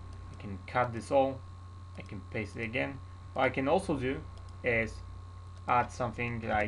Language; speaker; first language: English; non-native, fluent; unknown